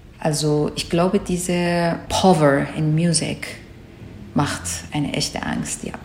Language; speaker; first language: German; non-native, learner; Persian